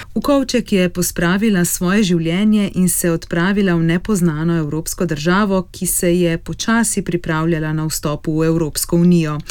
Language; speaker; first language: Slovenian; native; Slovenian